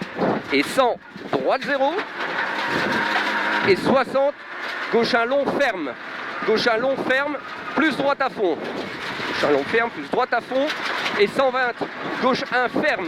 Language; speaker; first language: French; native; French